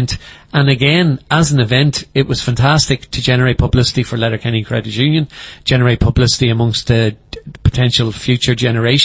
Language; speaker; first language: English; native; English